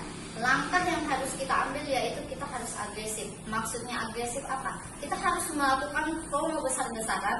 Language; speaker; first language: Indonesian; native; Indonesian